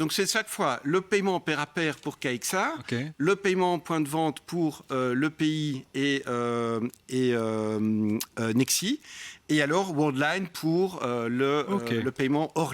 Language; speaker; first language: French; native; French